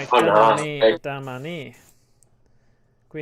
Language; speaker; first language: Welsh; non-native, local second language; English